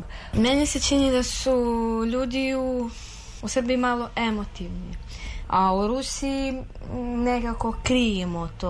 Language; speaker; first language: Serbian; non-native, fluent; Russian